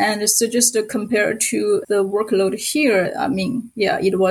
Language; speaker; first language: English; non-native, fluent; Chinese